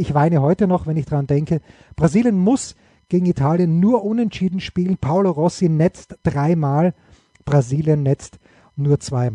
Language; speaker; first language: German; native; German